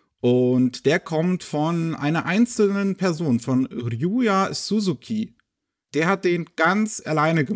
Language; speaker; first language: German; native; German